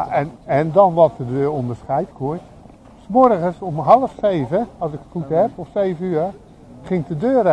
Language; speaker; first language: Dutch; native; Dutch